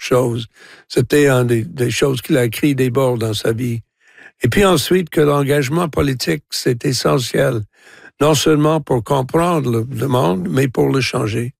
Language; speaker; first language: French; non-native, fluent; English